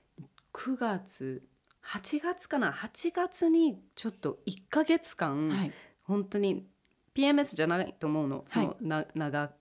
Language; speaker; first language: Japanese; early bilingual, heritage; English